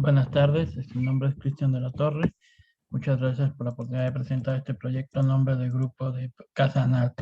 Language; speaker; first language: Spanish; native; Spanish